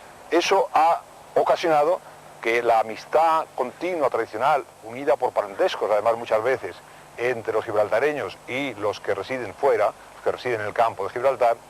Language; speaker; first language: Spanish; native; Spanish